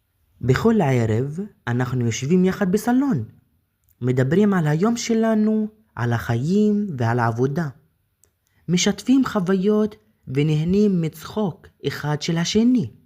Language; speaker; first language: Hebrew; non-native, fluent; Arabic